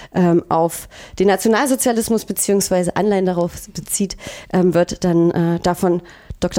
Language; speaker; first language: German; native; German